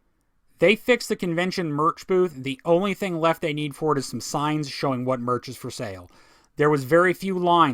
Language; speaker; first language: English; native; English